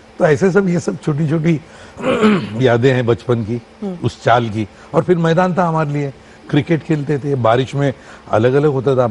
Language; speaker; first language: Hindi; non-native, local second language; Marathi